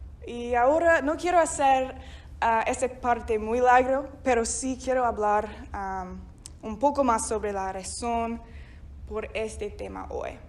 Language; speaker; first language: Spanish; non-native, fluent; English